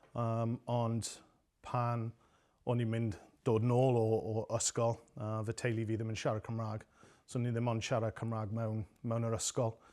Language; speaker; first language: Welsh; non-native, local second language; English